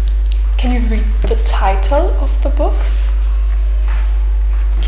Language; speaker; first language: English; non-native, fluent; German